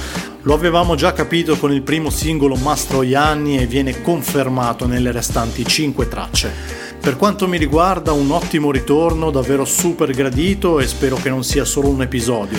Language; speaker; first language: Italian; native; Italian